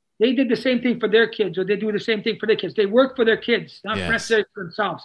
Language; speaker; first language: English; non-native, fluent; Italian